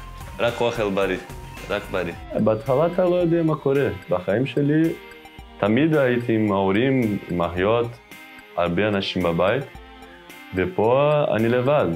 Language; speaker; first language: Hebrew; non-native, learner; Portuguese